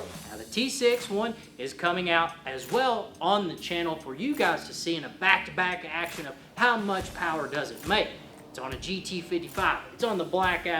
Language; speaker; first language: English; native; English